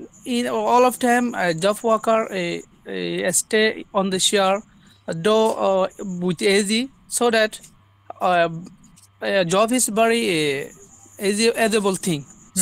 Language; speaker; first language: English; non-native, learner; Bangla